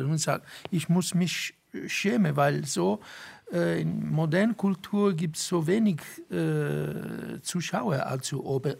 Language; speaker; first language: German; non-native, fluent; Italian